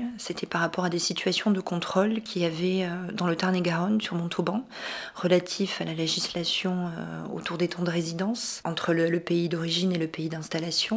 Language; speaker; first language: French; native; French